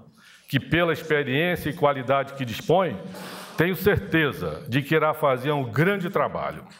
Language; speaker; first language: Portuguese; native; Portuguese